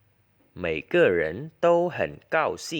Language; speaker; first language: Chinese; non-native, learner; Khmer